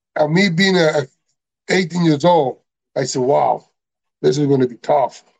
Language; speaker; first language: English; non-native, learner; Spanish